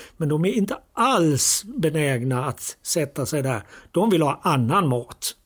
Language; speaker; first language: Swedish; native; Swedish